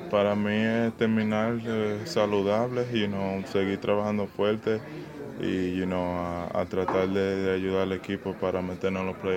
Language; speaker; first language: Spanish; early bilingual, heritage; Spanish